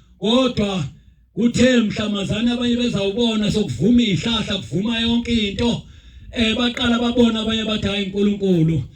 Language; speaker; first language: Zulu; native; Zulu